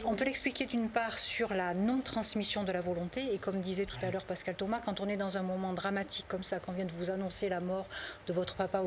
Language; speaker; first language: French; native; French